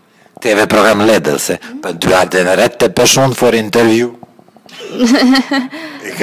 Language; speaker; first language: Norwegian; non-native, fluent; Croatian